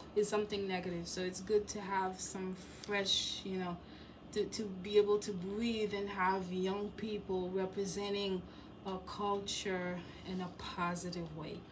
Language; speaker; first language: English; non-native, fluent; Haitian Creole